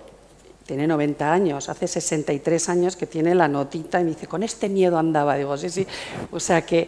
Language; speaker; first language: Spanish; native; Spanish